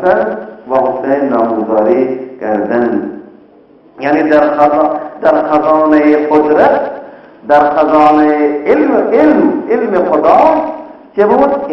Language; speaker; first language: Persian; non-native, fluent; Urdu